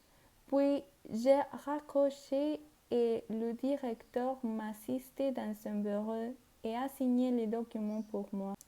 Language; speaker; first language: French; non-native, learner; Spanish